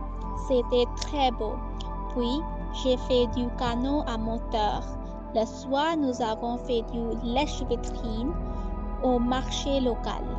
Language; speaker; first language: French; non-native, learner; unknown